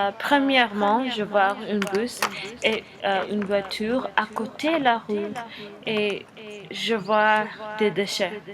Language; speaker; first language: French; non-native, learner; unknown